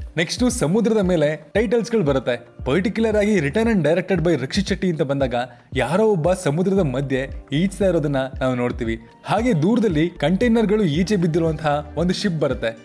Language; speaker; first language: Kannada; native; Kannada